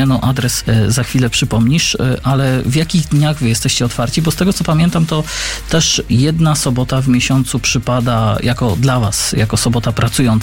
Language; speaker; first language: Polish; native; Polish